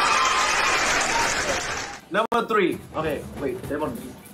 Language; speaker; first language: English; non-native, learner; Vietnamese